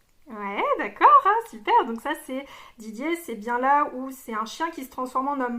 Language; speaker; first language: French; native; French